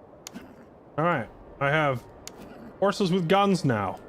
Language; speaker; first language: English; native; English